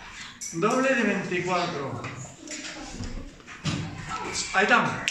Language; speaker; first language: Spanish; native; Spanish